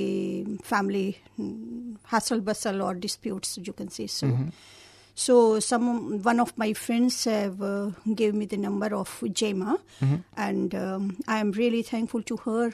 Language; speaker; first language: English; non-native, local second language; Hindi